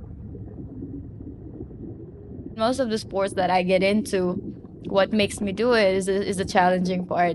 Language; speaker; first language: English; non-native, local second language; Cebuano